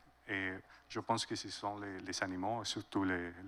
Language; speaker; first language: French; non-native, fluent; Spanish